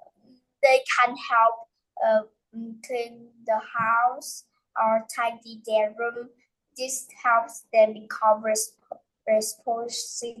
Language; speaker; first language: English; non-native, learner; Vietnamese